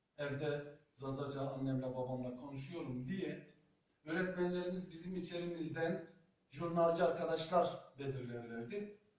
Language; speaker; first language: Turkish; non-native, local second language; Zaza